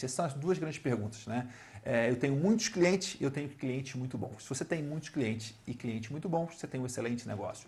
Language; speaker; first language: Portuguese; native; Portuguese